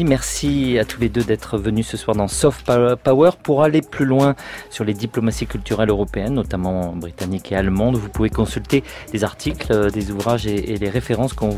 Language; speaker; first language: French; native; French